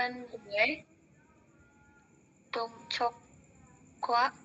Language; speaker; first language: Korean; non-native, learner; Indonesian